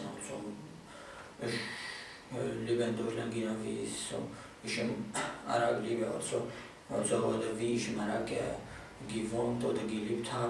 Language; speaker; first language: German; non-native, fluent; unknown